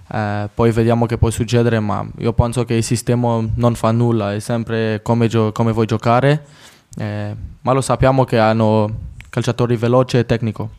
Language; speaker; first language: Italian; non-native, fluent; French